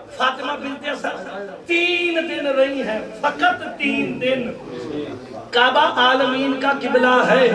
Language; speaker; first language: Urdu; non-native, local second language; Punjabi